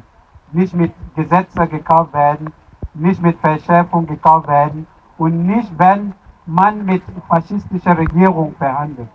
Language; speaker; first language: German; non-native, fluent; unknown